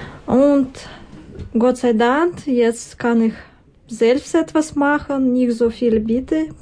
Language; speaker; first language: German; non-native, learner; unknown